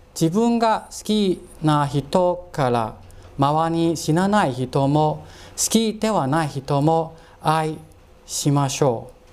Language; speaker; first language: Japanese; non-native, fluent; Cantonese